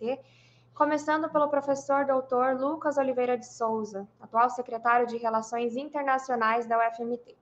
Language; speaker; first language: Portuguese; native; Portuguese